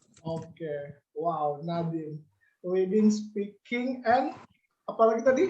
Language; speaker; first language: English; non-native, learner; Indonesian